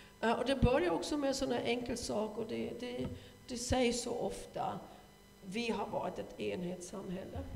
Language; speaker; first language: Swedish; non-native, fluent; German